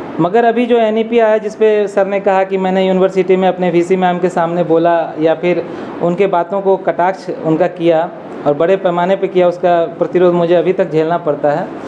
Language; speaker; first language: Hindi; non-native, local second language; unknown